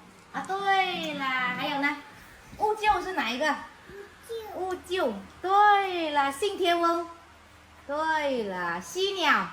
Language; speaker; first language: Chinese; native; Chinese